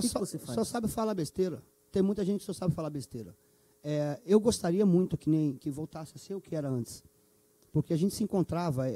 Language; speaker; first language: Portuguese; native; Portuguese